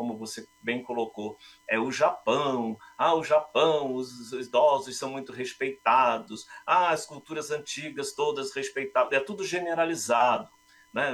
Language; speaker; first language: Portuguese; native; Portuguese